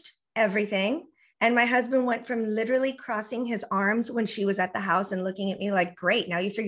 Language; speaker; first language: English; early bilingual, other home language; Spanish